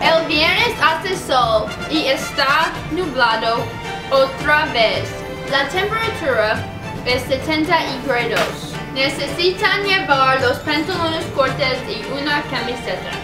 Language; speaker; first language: Spanish; non-native, learner; English